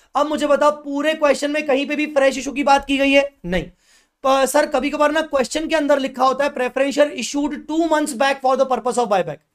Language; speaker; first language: Hindi; native; Hindi